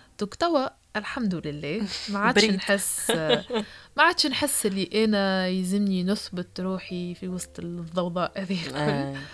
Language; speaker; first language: Arabic; native; Arabic